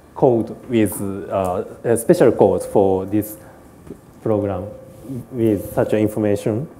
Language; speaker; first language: English; non-native, learner; Japanese